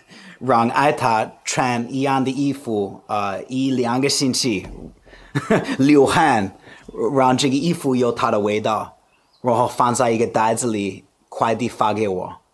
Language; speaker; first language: Chinese; non-native, fluent; English